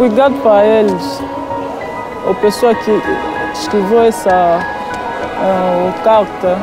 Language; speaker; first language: Portuguese; non-native, learner; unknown